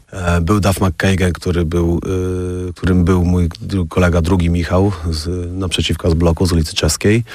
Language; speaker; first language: Polish; native; Polish